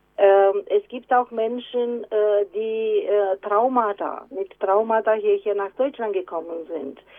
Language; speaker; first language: German; non-native, fluent; Romanian